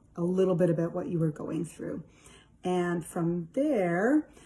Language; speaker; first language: English; native; English